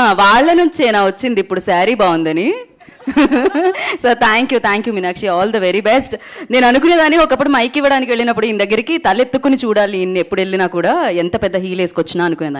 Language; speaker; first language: Telugu; native; Telugu